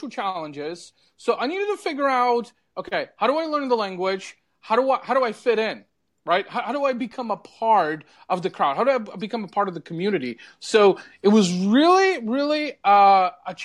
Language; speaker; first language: English; early bilingual, other home language; Bulgarian